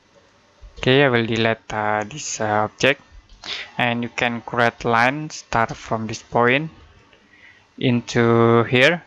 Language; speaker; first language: English; non-native, learner; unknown